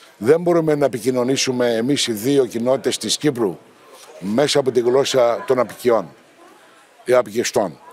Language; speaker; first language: Greek; non-native, local second language; Turkish